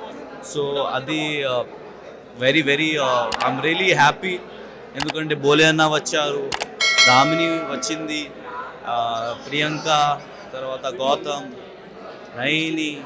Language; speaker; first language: Telugu; non-native, learner; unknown